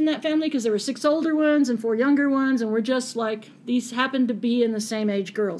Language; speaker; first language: English; native; English